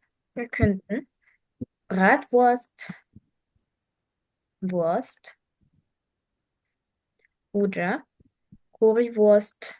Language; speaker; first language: German; non-native, fluent; Arabic